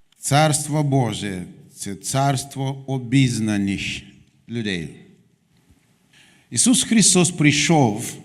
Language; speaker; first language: Ukrainian; non-native, fluent; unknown